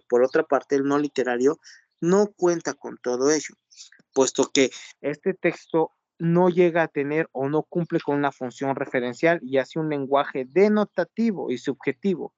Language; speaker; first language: Spanish; native; Spanish